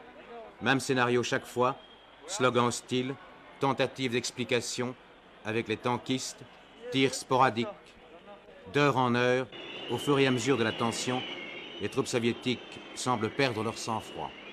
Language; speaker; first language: French; native; French